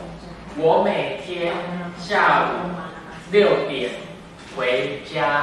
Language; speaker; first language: Chinese; non-native, learner; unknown